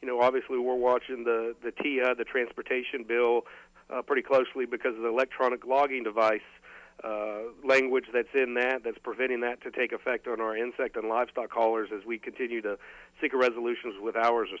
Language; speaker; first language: English; native; English